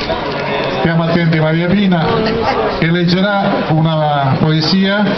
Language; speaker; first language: Italian; native; Italian